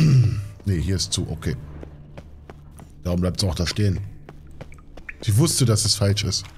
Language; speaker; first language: German; native; German